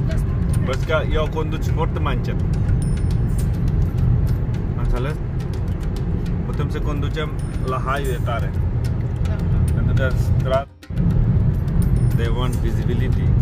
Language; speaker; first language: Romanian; non-native, learner; Bangla